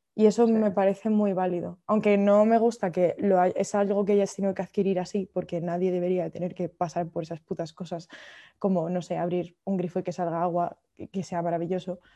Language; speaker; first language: Spanish; native; Spanish